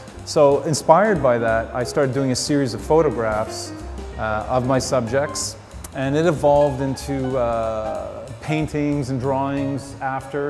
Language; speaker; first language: English; native; English